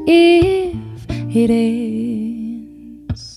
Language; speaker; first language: English; native; English